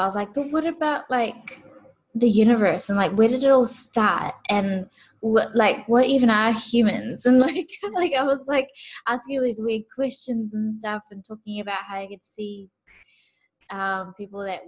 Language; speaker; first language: English; native; English